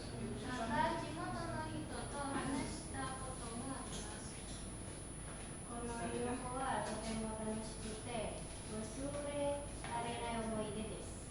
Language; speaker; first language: Japanese; non-native, learner; Indonesian